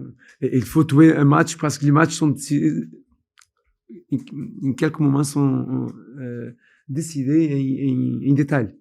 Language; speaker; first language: French; non-native, fluent; Portuguese